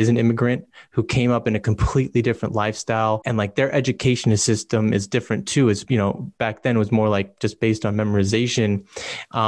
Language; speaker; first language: English; native; English